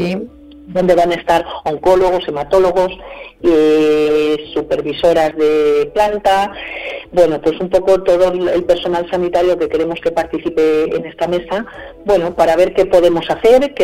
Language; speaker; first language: Spanish; native; Spanish